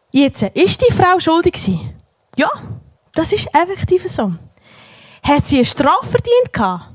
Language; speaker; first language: German; native; German